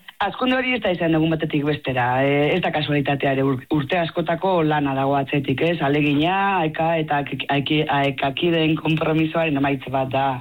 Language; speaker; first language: Basque; non-native, local second language; Spanish